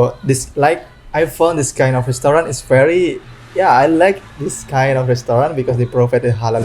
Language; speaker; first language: English; non-native, learner; Indonesian